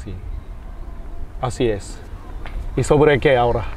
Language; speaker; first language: Spanish; non-native, fluent; Japanese